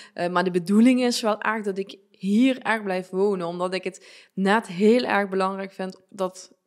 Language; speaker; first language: Dutch; native; Dutch